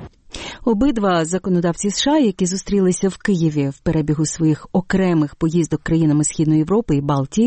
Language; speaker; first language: Ukrainian; native; Ukrainian